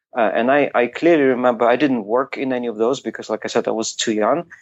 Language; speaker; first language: English; non-native, fluent; Ukrainian